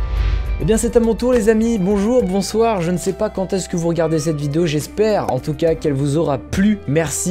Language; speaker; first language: French; native; French